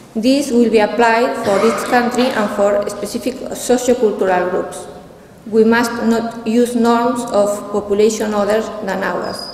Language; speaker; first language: English; non-native, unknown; Spanish